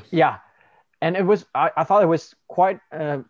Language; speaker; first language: English; non-native, fluent; Spanish